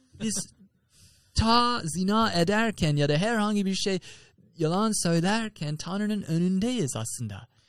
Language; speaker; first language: Turkish; non-native, fluent; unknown